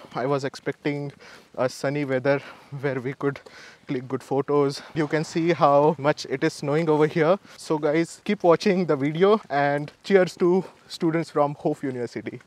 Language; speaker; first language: English; non-native, local second language; Marathi